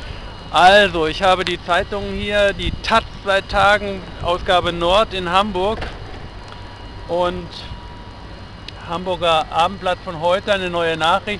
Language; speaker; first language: German; native; German